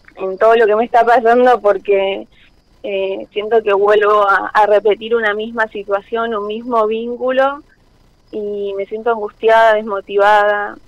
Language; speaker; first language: Spanish; native; Spanish